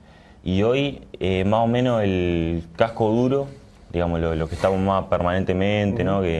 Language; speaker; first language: Spanish; native; Spanish